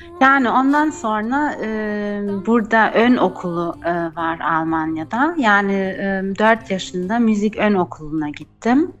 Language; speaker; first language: Turkish; early bilingual, heritage; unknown